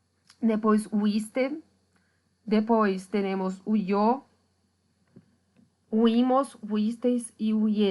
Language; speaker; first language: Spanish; non-native, fluent; Portuguese